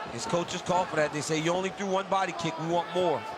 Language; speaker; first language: English; native; English